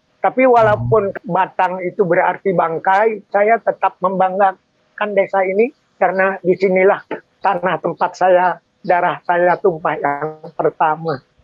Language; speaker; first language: Indonesian; non-native, local second language; Madurese